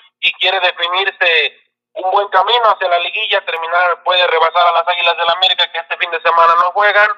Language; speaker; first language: Spanish; native; Spanish